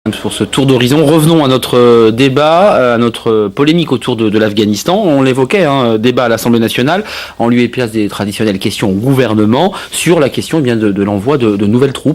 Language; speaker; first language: French; native; French